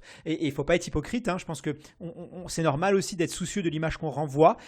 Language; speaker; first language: French; native; French